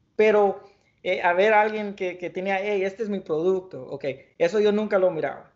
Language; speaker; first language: Spanish; early bilingual, heritage; Spanish